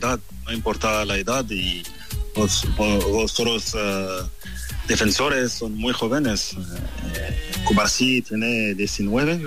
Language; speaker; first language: Spanish; non-native, fluent; French